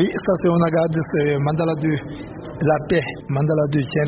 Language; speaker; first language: French; non-native, learner; Tibetan